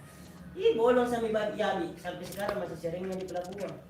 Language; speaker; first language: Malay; non-native, local second language; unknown